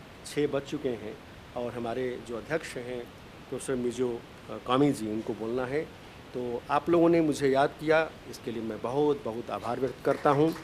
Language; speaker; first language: Hindi; native; Hindi